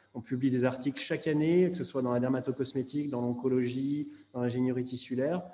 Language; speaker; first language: French; native; French